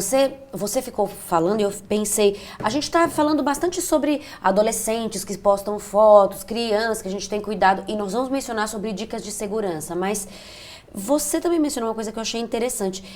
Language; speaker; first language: Portuguese; native; Portuguese